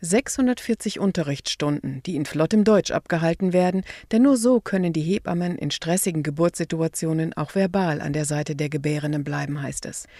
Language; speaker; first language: German; native; German